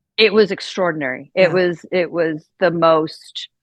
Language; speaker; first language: English; native; English